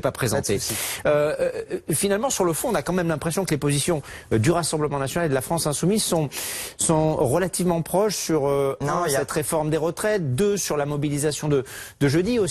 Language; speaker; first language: French; native; French